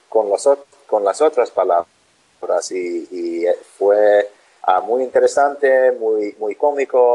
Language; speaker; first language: Spanish; non-native, learner; English